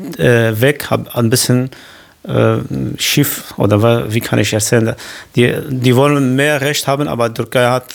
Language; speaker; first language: German; non-native, learner; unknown